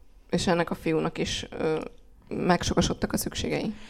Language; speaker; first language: Hungarian; native; Hungarian